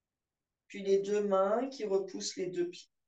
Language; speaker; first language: French; native; French